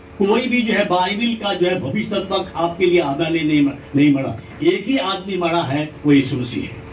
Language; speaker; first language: Hindi; non-native, local second language; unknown